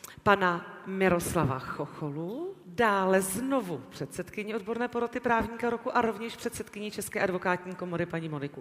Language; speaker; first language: Czech; native; Czech